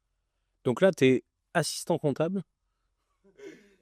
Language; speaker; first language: French; native; French